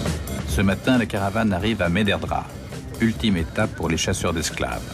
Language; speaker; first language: French; native; French